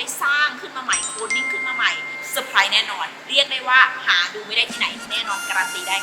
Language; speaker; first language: Thai; native; Thai